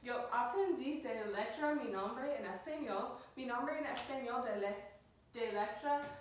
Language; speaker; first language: Spanish; non-native, learner; English